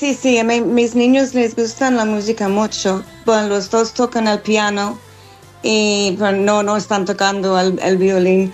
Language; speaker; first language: Spanish; non-native, learner; English